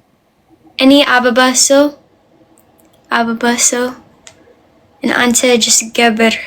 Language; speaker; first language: Amharic; early bilingual, heritage; Amharic